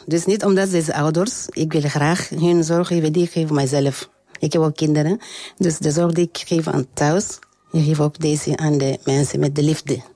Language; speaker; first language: Dutch; non-native, learner; French